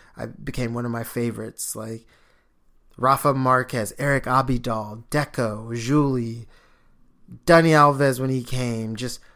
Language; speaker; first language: English; early bilingual, other home language; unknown